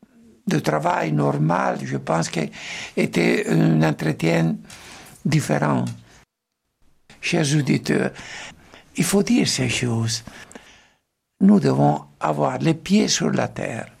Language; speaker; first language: French; non-native, fluent; Italian